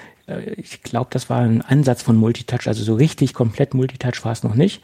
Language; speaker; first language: German; native; German